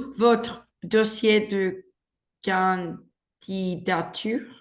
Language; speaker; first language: French; non-native, learner; Spanish